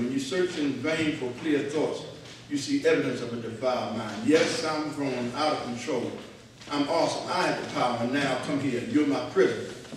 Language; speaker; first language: English; native; English